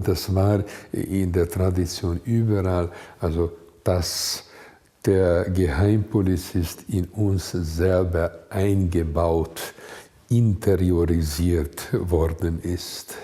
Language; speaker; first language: German; non-native, fluent; Hungarian